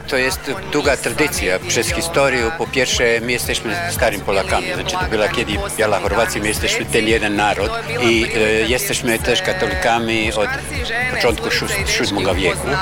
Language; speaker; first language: Polish; non-native, learner; Croatian